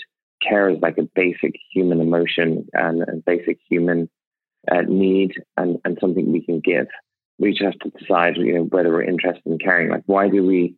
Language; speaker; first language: English; native; English